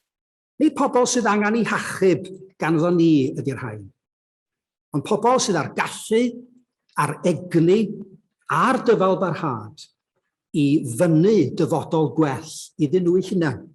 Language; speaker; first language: Welsh; native; Welsh